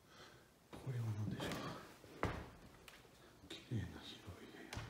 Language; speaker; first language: Japanese; non-native, fluent; French